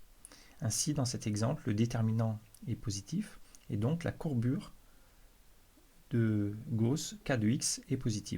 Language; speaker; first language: French; native; French